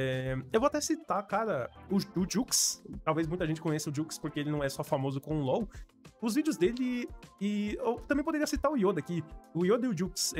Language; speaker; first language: Portuguese; native; Portuguese